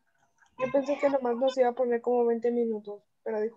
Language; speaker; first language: Spanish; native; Spanish